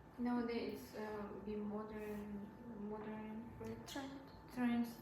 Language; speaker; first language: English; non-native, learner; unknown